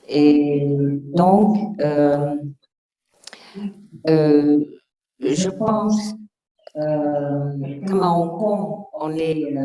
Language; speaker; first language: French; non-native, learner; Chinese